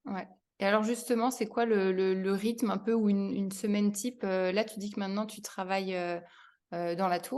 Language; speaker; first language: French; native; French